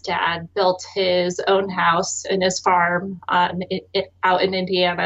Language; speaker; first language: English; native; English